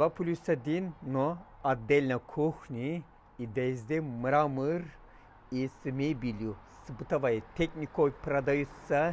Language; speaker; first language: Russian; non-native, learner; Turkish